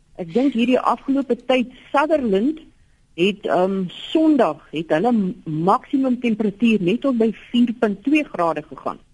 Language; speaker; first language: Afrikaans; native; Afrikaans